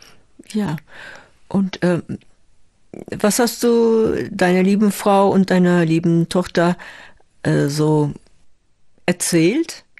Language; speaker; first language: German; non-native, fluent; Turkish